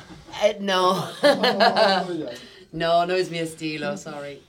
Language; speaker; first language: Spanish; non-native, fluent; English